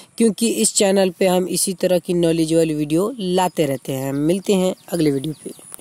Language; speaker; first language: Hindi; native; Hindi